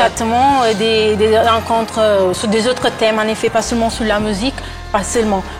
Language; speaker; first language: French; non-native, fluent; Italian